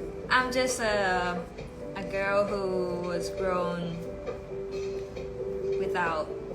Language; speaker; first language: English; non-native, fluent; Thai